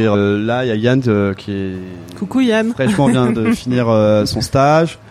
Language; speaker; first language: French; native; French